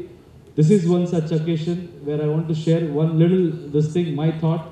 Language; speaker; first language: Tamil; non-native, learner; Kannada